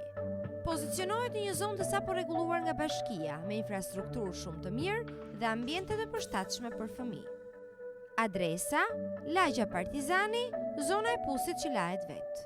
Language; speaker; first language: Albanian; native; Albanian